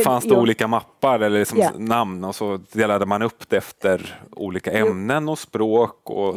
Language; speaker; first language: Swedish; native; Swedish